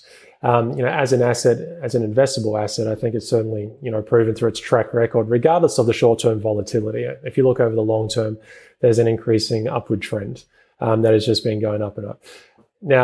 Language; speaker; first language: English; native; English